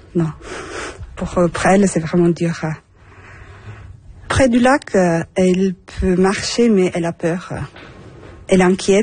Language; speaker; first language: French; non-native, fluent; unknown